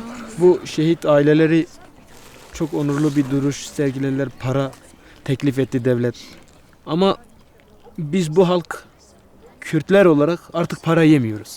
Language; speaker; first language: Turkish; non-native, local second language; Kurdish